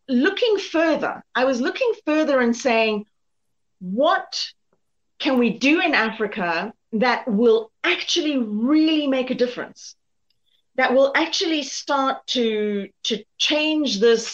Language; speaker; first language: English; native; English